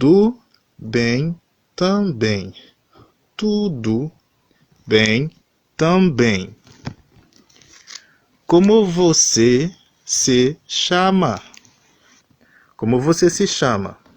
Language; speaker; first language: Portuguese; non-native, learner; Haitian Creole